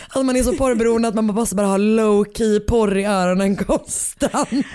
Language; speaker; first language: Swedish; native; Swedish